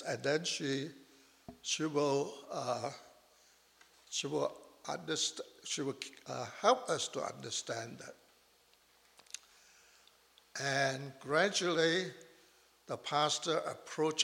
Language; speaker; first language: English; non-native, local second language; Chinese